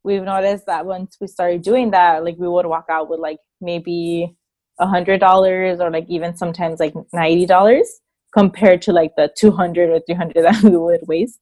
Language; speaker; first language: English; early bilingual, other home language; Spanish